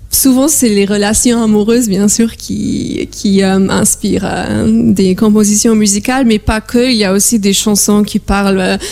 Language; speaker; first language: French; non-native, fluent; Polish